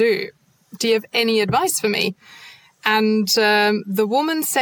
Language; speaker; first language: English; non-native, fluent; German